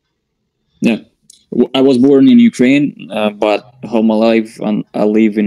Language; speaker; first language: English; non-native, fluent; Russian